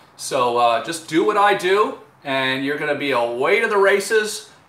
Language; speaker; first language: English; native; English